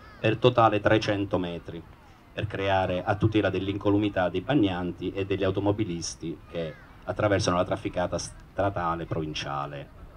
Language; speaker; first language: Italian; native; Italian